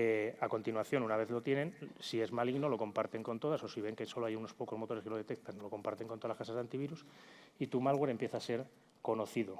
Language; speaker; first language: Spanish; native; Spanish